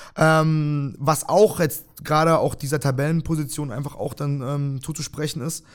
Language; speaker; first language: German; early bilingual, other home language; Russian